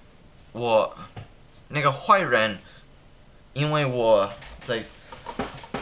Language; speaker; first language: Chinese; non-native, learner; English